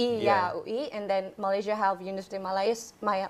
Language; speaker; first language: English; non-native, fluent; Indonesian